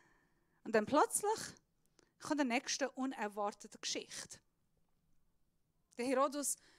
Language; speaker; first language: German; non-native, fluent; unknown